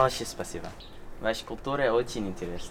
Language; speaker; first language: Russian; non-native, learner; English